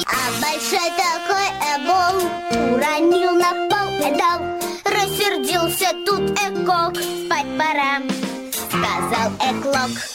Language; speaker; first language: Russian; native; Russian